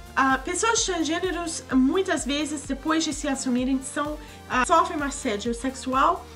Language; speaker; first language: Portuguese; non-native, fluent; English